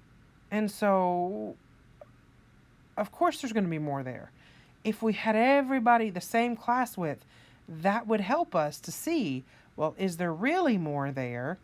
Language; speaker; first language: English; native; English